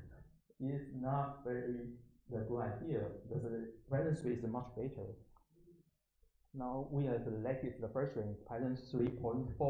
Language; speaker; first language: English; non-native, learner; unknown